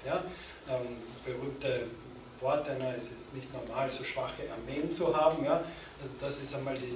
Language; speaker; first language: German; native; German